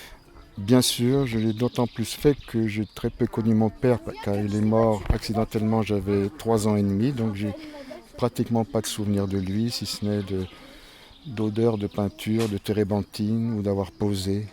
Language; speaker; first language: French; native; French